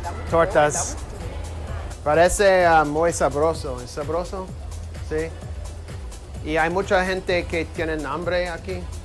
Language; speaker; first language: Spanish; non-native, learner; English